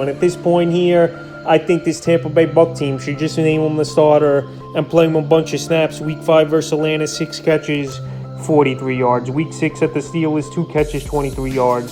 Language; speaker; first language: English; native; English